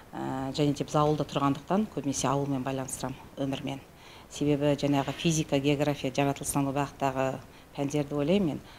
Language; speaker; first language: Kazakh; native; Kazakh